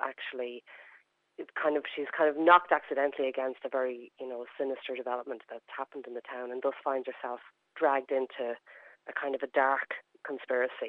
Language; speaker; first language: English; native; English